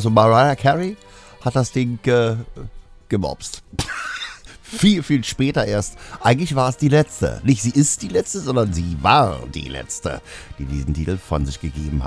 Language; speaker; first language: German; native; German